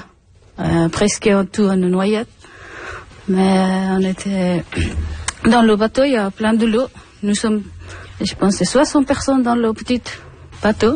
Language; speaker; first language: French; non-native, learner; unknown